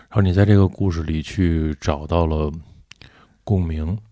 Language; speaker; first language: Chinese; native; Chinese